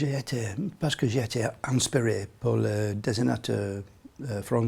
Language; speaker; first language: French; non-native, learner; English